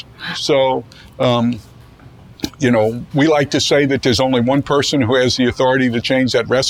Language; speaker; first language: English; native; English